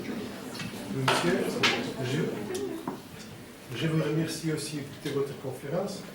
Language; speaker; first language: French; non-native, fluent; Russian